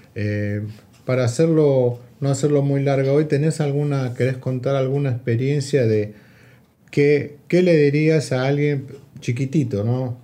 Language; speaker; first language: Spanish; native; Spanish